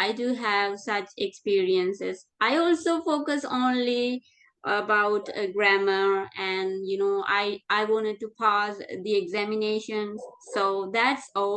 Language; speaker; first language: English; non-native, fluent; Sinhala